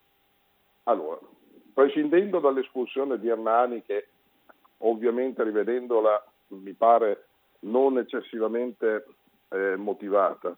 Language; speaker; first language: Italian; native; Italian